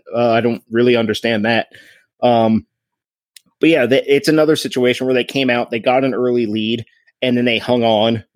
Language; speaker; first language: English; native; English